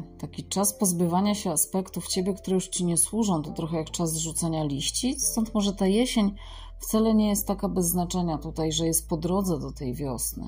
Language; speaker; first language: Polish; native; Polish